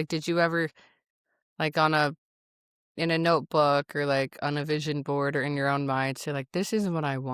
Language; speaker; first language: English; native; English